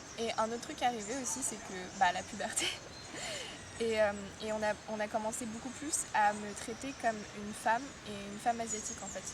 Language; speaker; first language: French; early bilingual, other home language; Chinese